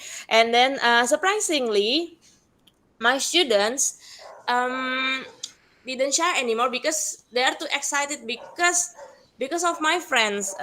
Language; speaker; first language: English; non-native, learner; Indonesian